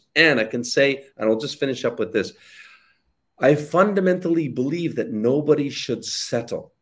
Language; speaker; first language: English; native; English